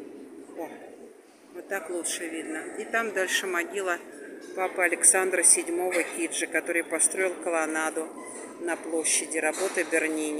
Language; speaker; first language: Russian; native; Russian